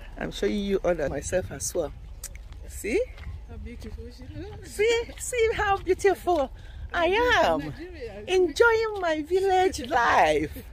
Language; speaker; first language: English; non-native, local second language; Igbo